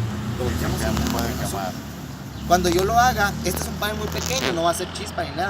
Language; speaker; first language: Spanish; native; Spanish